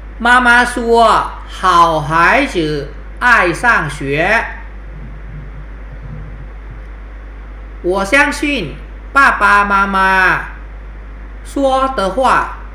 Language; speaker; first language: Chinese; non-native, fluent; Thai